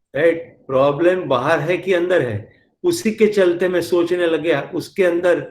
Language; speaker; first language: Hindi; non-native, local second language; Gujarati